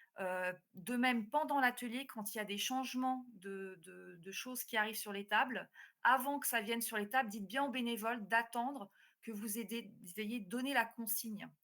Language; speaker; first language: French; native; French